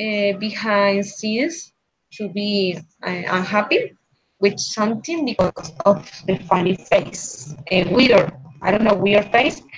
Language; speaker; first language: English; non-native, learner; Spanish